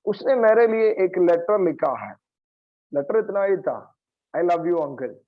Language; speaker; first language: Hindi; non-native, local second language; Malayalam